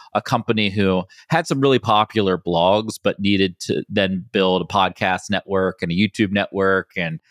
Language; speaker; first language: English; native; English